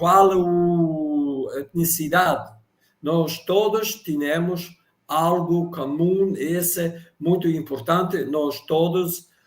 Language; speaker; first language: Portuguese; non-native, fluent; Russian